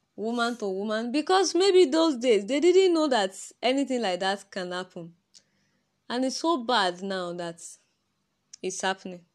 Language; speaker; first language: English; non-native, local second language; Yoruba